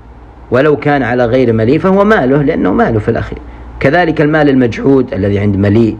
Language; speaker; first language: Arabic; native; Arabic